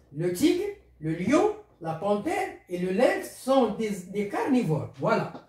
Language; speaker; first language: French; non-native, local second language; Arabic